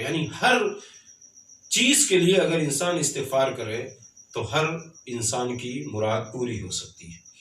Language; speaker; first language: Urdu; native; Urdu